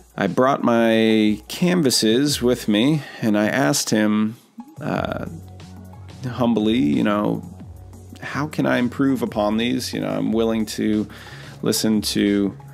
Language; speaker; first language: English; native; English